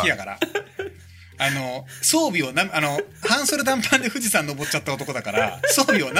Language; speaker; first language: Japanese; native; Japanese